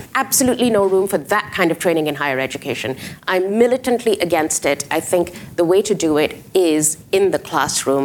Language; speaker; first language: English; non-native, local second language; Urdu